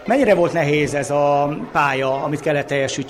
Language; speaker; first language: Hungarian; native; Hungarian